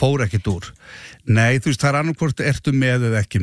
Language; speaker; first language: Icelandic; native; Icelandic